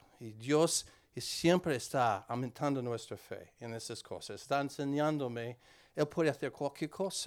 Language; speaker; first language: Spanish; non-native, learner; English